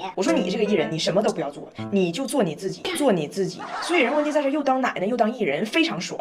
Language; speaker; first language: Chinese; native; Chinese